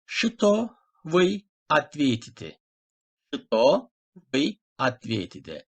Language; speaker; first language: Russian; non-native, fluent; Turkish